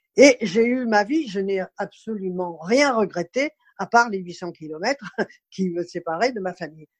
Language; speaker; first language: French; native; French